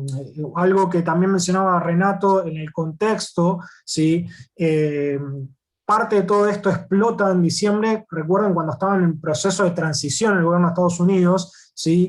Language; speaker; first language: Spanish; native; Spanish